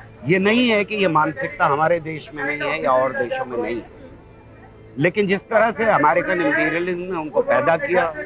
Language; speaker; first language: Hindi; native; Hindi